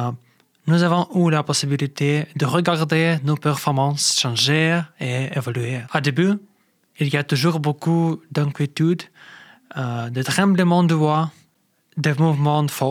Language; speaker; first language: French; non-native, learner; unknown